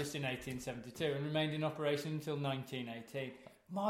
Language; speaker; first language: English; native; English